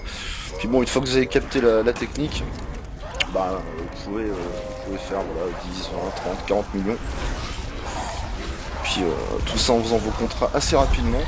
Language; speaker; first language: French; native; French